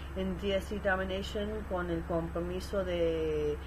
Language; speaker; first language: Spanish; early bilingual, heritage; Spanish